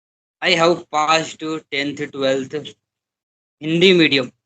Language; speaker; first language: English; non-native, learner; Hindi